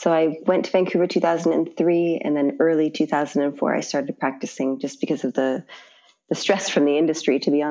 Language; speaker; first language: English; native; English